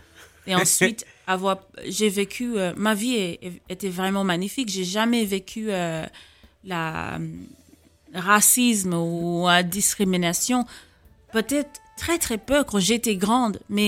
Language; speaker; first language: French; non-native, fluent; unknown